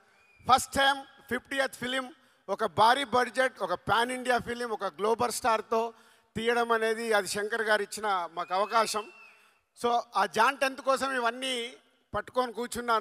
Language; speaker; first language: Telugu; native; Telugu